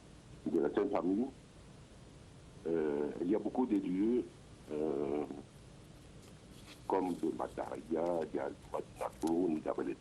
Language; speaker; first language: French; non-native, learner; Arabic